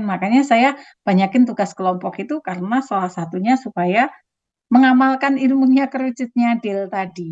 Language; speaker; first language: Indonesian; native; Indonesian